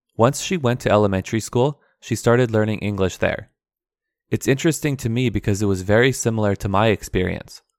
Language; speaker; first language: English; early bilingual, other home language; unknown